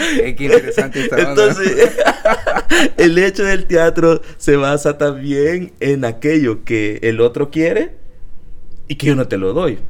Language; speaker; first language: Spanish; native; Spanish